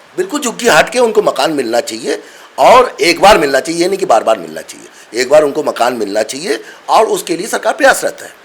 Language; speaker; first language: Hindi; non-native, local second language; Bangla